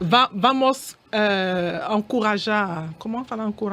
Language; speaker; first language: Portuguese; non-native, learner; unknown